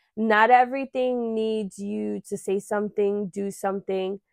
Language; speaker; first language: English; early bilingual, other home language; Spanish